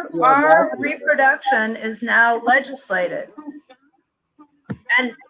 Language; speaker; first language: English; native; English